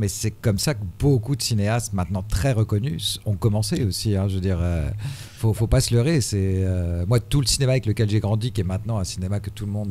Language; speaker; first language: French; native; French